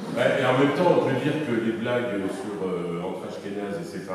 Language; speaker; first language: French; native; French